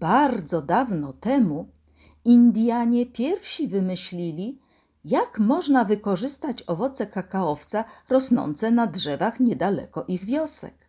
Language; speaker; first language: Polish; native; Polish